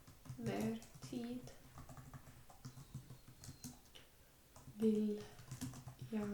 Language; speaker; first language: Norwegian; non-native, learner; English